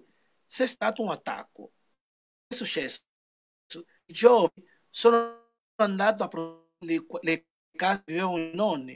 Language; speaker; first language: Italian; non-native, learner; Portuguese